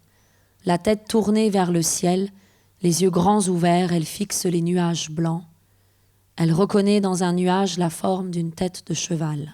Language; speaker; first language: French; early bilingual, other home language; Persian